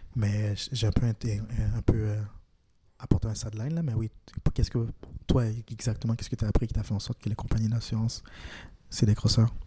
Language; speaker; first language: French; native; French